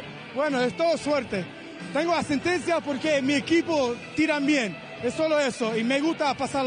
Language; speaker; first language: Spanish; non-native, learner; English